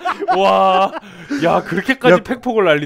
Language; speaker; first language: Korean; native; Korean